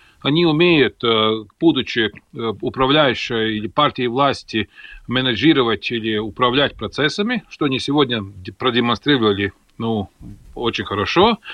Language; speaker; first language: Russian; non-native, local second language; Latvian